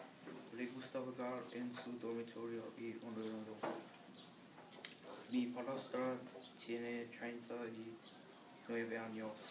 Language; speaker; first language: Spanish; non-native, learner; English